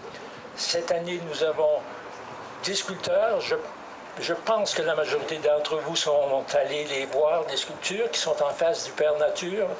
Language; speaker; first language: French; native; French